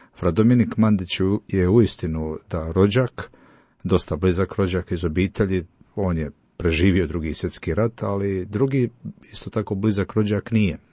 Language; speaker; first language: Croatian; native; Croatian